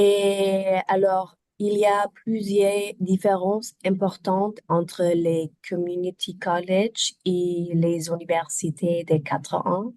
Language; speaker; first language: French; non-native, learner; German